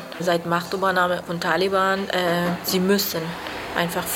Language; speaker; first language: German; non-native, fluent; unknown